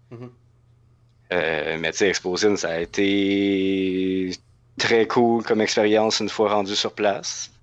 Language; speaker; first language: French; native; French